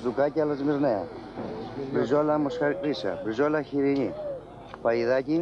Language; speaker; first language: Greek; native; Greek